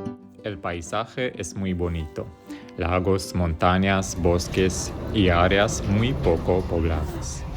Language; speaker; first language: Spanish; non-native, fluent; Romanian